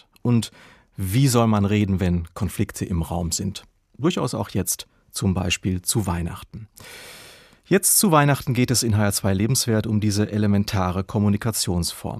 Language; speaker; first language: German; native; German